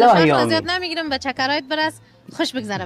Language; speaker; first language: Persian; native; Persian